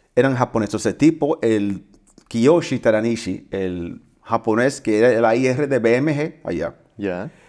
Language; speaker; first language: Spanish; early bilingual, heritage; Spanish